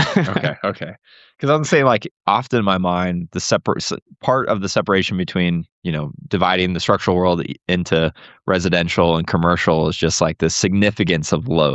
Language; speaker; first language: English; native; English